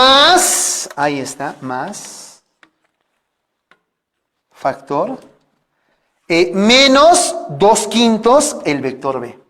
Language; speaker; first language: Spanish; native; Spanish